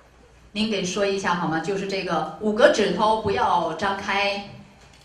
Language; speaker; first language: Chinese; native; Chinese